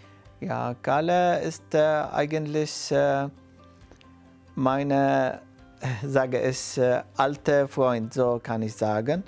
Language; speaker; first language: German; non-native, fluent; Arabic